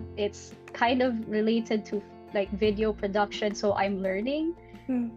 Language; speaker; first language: English; non-native, local second language; Filipino